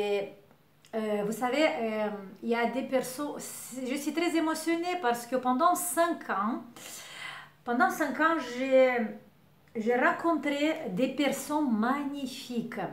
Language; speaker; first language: French; non-native, learner; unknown